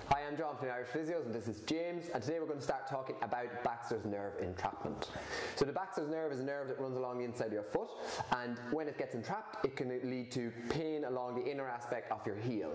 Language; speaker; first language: English; native; English